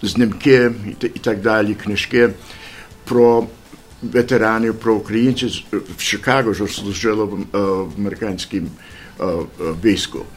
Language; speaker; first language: Ukrainian; early bilingual, heritage; Ukrainian